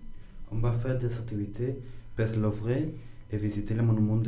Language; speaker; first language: French; non-native, learner; Spanish